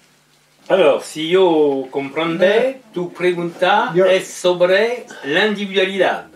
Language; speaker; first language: Spanish; non-native, learner; French